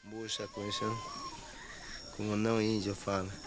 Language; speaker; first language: Portuguese; non-native, local second language; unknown